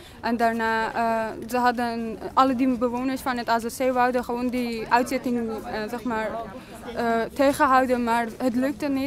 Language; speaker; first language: Dutch; early bilingual, other home language; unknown